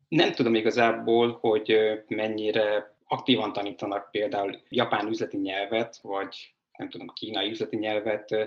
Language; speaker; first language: Hungarian; native; Hungarian